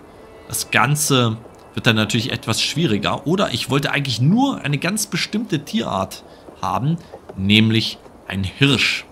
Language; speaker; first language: German; native; German